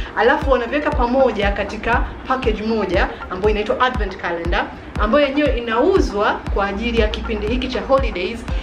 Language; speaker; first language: Swahili; native; Swahili